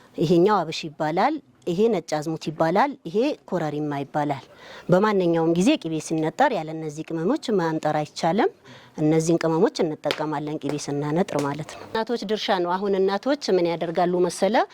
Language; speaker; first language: Amharic; non-native, local second language; Sebat Bet Gurage